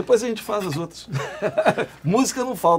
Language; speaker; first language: Portuguese; native; Portuguese